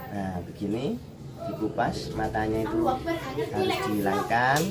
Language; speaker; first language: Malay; non-native, local second language; Javanese